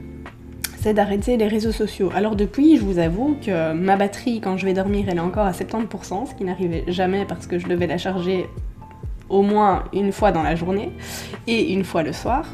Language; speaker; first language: French; native; French